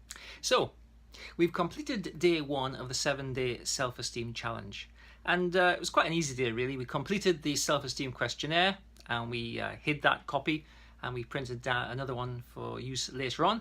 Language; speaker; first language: English; native; English